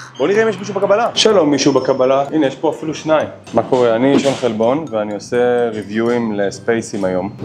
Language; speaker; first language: Hebrew; native; Hebrew